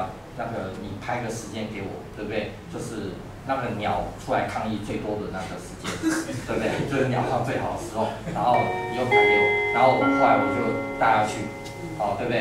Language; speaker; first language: Chinese; native; Chinese